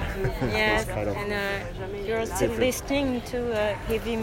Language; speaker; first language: English; non-native, learner; French